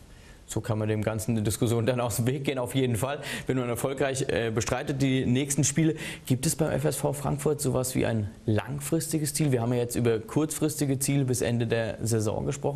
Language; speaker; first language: German; native; German